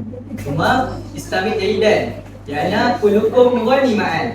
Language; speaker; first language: Arabic; non-native, learner; Malay